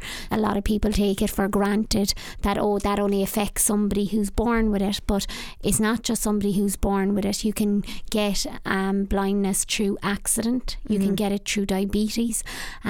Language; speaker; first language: English; native; English